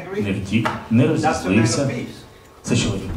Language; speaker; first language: Ukrainian; native; Ukrainian